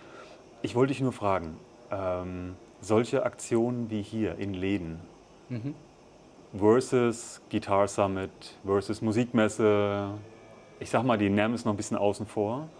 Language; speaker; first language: German; native; German